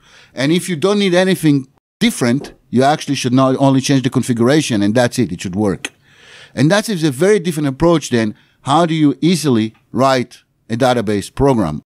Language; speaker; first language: English; non-native, fluent; Hebrew